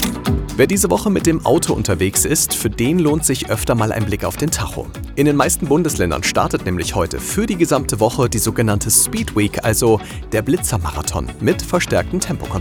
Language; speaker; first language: German; native; German